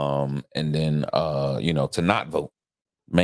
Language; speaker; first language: English; native; English